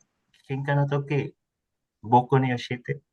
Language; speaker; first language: Japanese; non-native, learner; Filipino